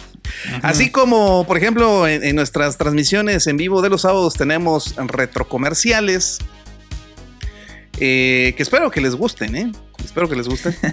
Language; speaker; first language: Spanish; native; Spanish